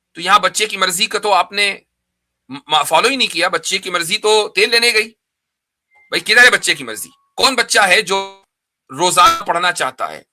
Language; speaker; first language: Urdu; native; Urdu